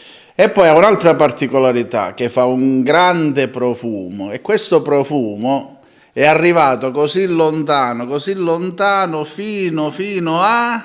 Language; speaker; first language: Italian; native; Italian